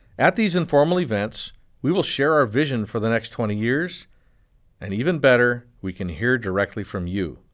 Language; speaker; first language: English; native; English